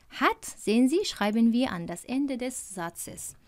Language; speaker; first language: German; non-native, fluent; Persian